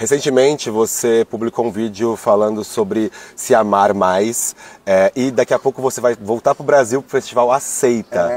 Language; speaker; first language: Portuguese; native; Portuguese